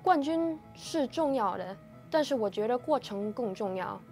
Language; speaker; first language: Chinese; early bilingual, heritage; Chinese